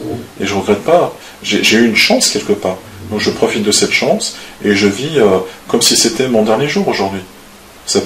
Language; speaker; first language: French; native; French